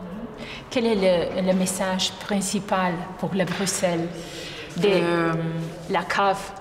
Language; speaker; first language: French; non-native, learner; Slovenian